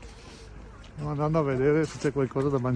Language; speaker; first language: Italian; native; Italian